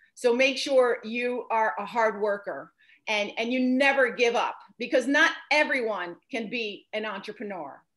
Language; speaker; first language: English; native; English